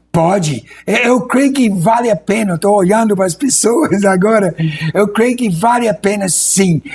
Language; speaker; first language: Portuguese; non-native, fluent; English